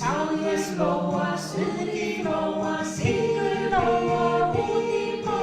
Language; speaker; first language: Icelandic; native; Icelandic